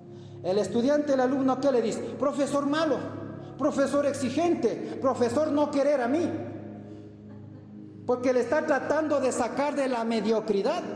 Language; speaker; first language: Spanish; native; Spanish